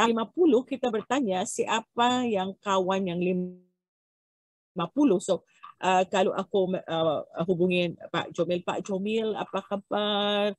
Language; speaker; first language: Indonesian; non-native, learner; Filipino